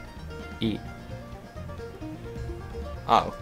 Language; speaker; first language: English; native; English